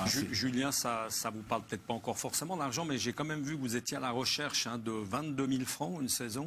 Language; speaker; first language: French; native; French